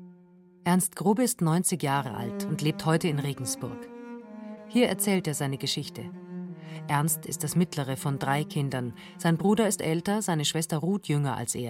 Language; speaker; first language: German; native; German